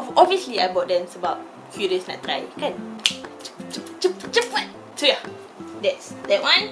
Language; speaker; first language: English; non-native, local second language; Malay